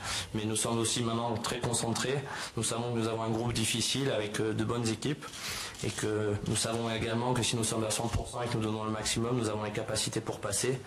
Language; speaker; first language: French; native; French